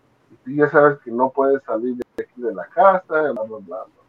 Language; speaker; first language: Spanish; early bilingual, other home language; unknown